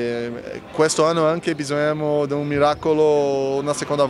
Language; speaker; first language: Italian; non-native, learner; Portuguese